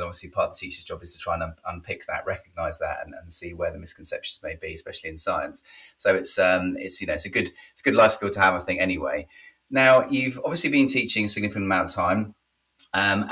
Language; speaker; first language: English; native; English